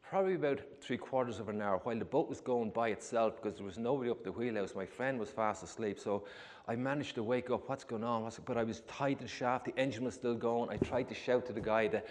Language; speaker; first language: English; native; English